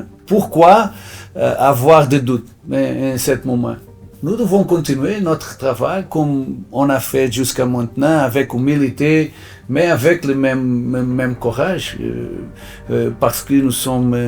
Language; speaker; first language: French; non-native, fluent; Portuguese